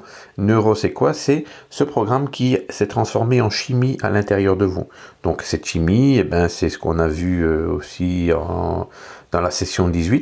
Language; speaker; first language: French; native; French